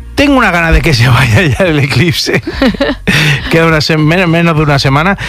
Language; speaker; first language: Spanish; native; Spanish